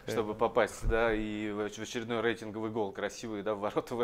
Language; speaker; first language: Russian; native; Russian